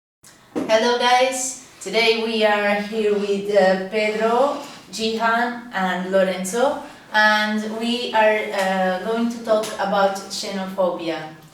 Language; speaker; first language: English; non-native, fluent; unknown